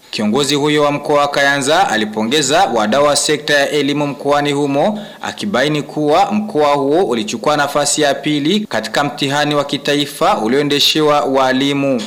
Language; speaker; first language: Swahili; non-native, local second language; Rundi